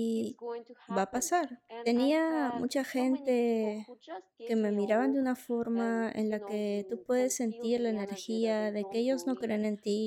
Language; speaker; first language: Spanish; non-native, fluent; Russian